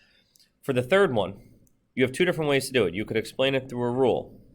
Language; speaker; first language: English; native; English